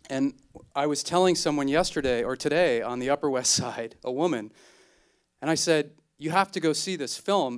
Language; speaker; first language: English; native; English